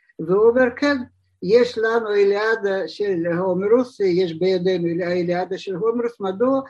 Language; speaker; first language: Hebrew; non-native, fluent; Russian